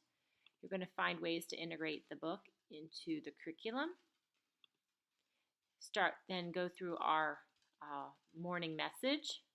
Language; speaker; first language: English; native; English